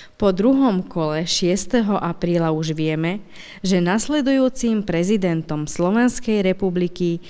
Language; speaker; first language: Slovak; non-native, local second language; Hungarian